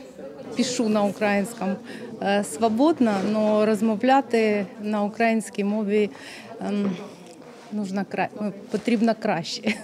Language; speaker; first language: Ukrainian; non-native, local second language; Russian